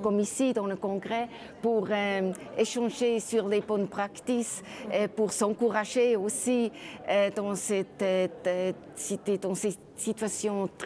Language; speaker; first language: French; non-native, local second language; German